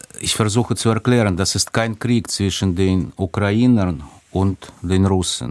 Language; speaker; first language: German; non-native, fluent; Russian